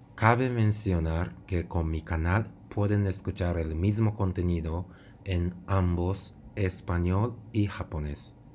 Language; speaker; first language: Spanish; non-native, fluent; Japanese